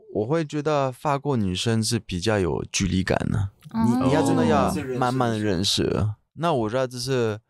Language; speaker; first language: Chinese; non-native, fluent; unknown